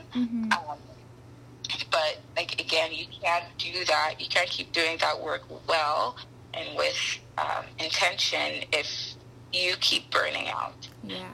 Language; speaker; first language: English; non-native, local second language; Akan